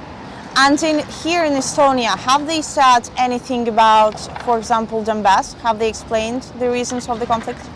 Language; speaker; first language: English; non-native, fluent; Spanish